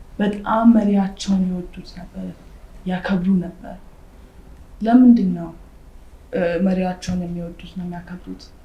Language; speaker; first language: Amharic; early bilingual, heritage; Amharic